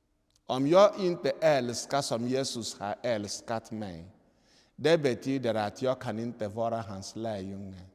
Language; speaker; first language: Swedish; non-native, fluent; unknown